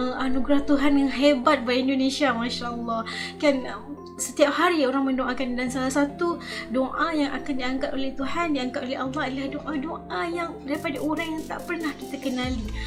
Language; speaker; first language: Malay; native; Malay